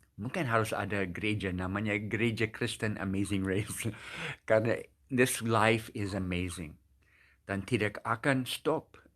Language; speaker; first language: Indonesian; non-native, fluent; English